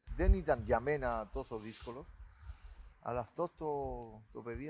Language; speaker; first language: Greek; non-native, learner; Spanish